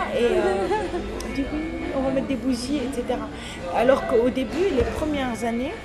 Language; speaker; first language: French; non-native, local second language; Arabic